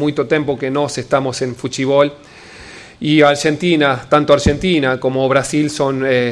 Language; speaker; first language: Portuguese; non-native, learner; Spanish